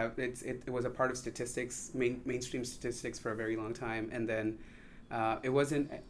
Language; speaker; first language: English; non-native, local second language; Tamil